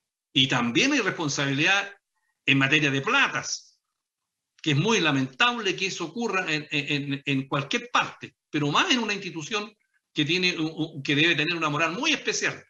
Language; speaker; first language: Spanish; native; Spanish